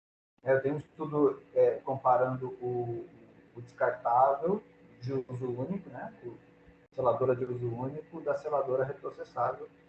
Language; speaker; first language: Portuguese; native; Portuguese